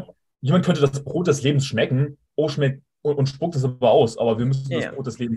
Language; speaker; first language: German; native; German